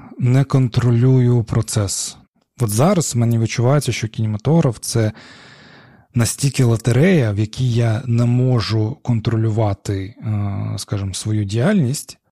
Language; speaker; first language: Ukrainian; non-native, local second language; Crimean Tatar